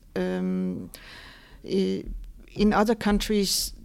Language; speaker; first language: English; non-native, fluent; Danish